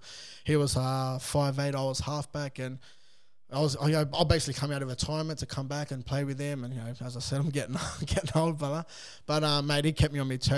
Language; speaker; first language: English; native; English